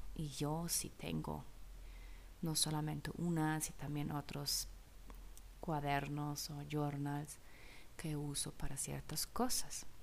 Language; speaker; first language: Spanish; non-native, fluent; German